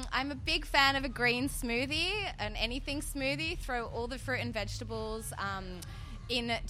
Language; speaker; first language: English; native; English